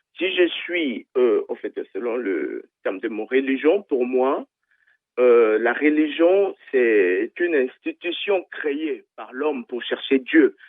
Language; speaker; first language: French; non-native, local second language; Lingala